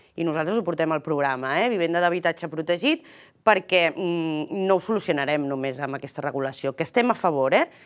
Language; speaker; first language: Catalan; early bilingual, other home language; Spanish